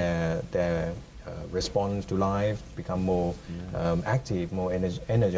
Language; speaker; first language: English; non-native, fluent; Thai